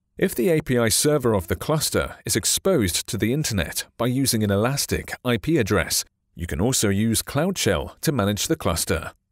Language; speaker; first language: English; non-native, fluent; Chinese